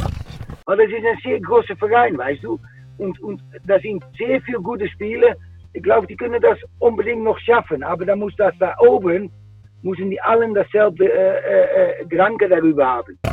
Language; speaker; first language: German; non-native, fluent; Dutch